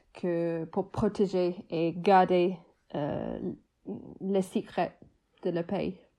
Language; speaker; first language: French; non-native, fluent; English